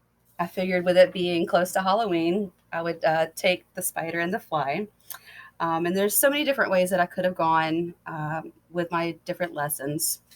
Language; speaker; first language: English; native; English